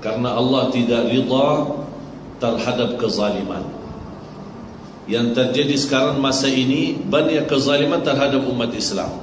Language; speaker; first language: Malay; non-native, fluent; Arabic